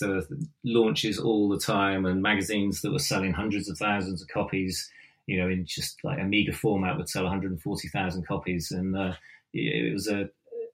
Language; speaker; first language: English; native; English